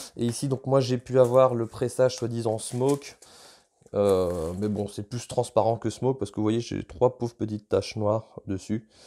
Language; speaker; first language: French; native; French